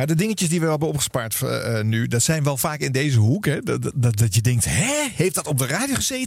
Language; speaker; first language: Dutch; native; Dutch